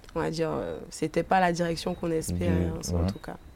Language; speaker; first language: French; native; French